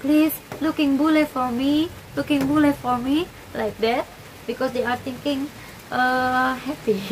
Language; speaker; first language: English; non-native, learner; Indonesian